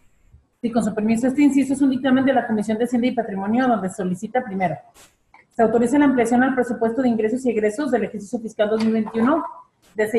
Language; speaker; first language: Spanish; native; Spanish